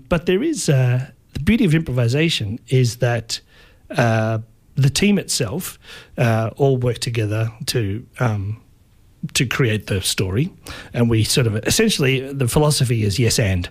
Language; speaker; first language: English; native; English